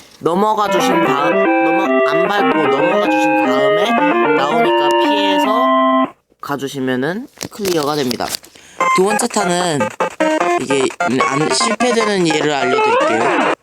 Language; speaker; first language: Korean; native; Korean